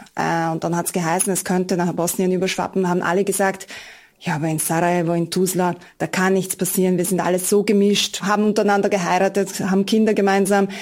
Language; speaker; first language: German; early bilingual, other home language; Bosnian